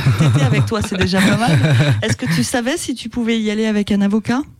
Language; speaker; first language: French; native; French